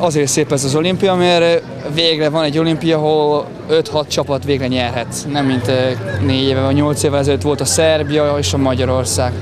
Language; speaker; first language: Hungarian; non-native, fluent; Italian